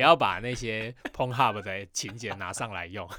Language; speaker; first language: Chinese; native; Chinese